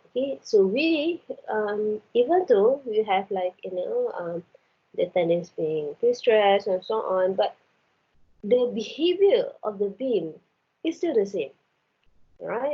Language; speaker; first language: English; non-native, local second language; Malay